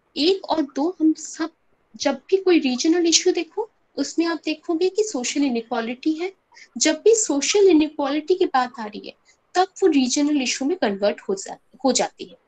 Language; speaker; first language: Hindi; non-native, local second language; Bangla